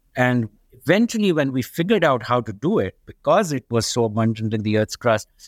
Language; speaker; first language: English; non-native, local second language; Urdu